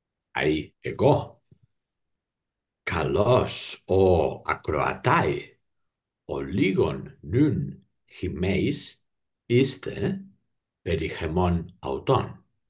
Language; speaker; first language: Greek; non-native, learner; Spanish